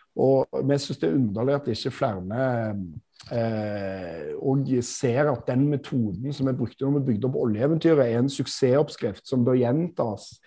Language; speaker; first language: Norwegian; native; Norwegian